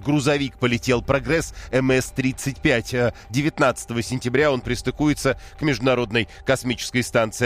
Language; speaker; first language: Russian; native; Russian